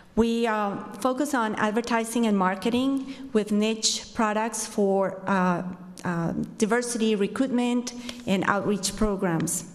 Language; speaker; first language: English; non-native, fluent; Spanish